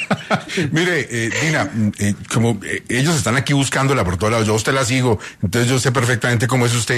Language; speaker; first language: Spanish; native; Spanish